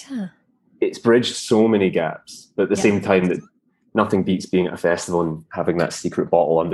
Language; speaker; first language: English; native; English